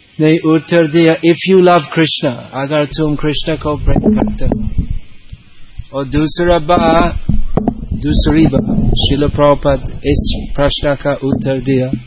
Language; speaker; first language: Hindi; non-native, fluent; English